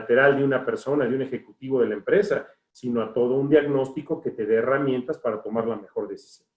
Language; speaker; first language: Spanish; native; Spanish